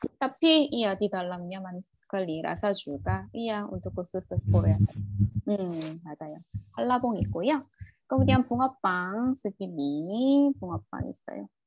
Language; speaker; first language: Indonesian; non-native, learner; Korean